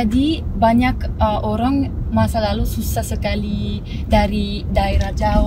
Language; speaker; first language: Indonesian; non-native, fluent; French